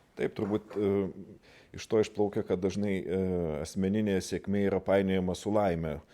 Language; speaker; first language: Lithuanian; native; Lithuanian